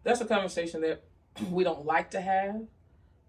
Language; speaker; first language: English; native; English